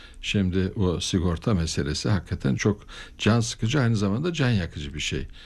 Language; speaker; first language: Turkish; native; Turkish